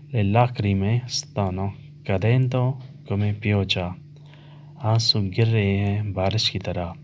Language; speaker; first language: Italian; non-native, learner; Urdu